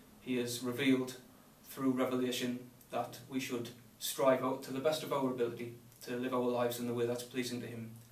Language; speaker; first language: English; native; English